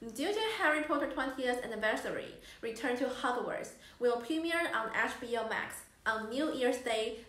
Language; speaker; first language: English; non-native, fluent; Chinese